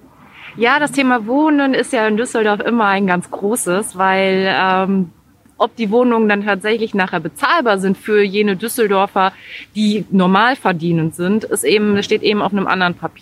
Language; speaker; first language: German; native; German